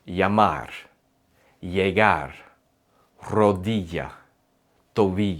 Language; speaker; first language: Spanish; non-native, fluent; English